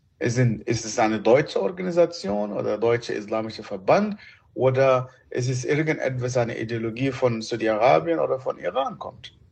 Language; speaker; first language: German; non-native, fluent; Arabic